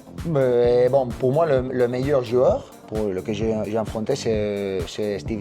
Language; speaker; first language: French; non-native, learner; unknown